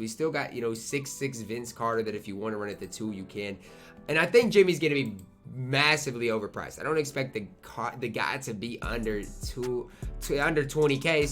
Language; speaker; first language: English; native; English